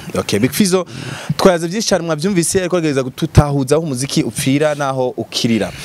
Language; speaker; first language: Rundi; native; Rundi